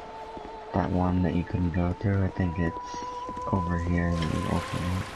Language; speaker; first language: English; native; English